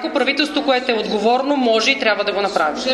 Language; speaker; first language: Bulgarian; native; Bulgarian